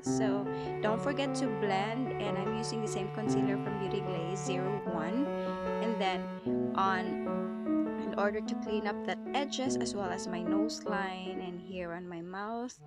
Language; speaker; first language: English; non-native, local second language; Filipino